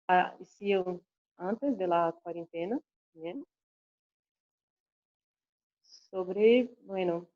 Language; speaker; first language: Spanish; non-native, learner; Portuguese